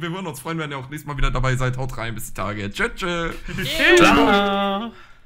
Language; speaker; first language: German; native; German